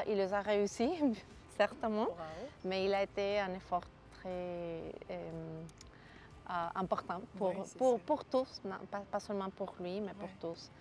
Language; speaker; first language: French; non-native, fluent; Spanish